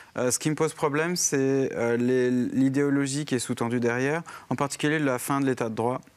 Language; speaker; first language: French; native; French